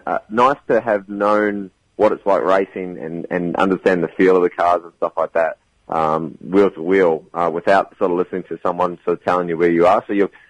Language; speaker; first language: English; native; English